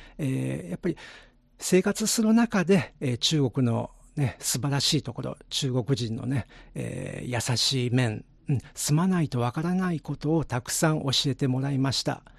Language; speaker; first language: Japanese; native; Japanese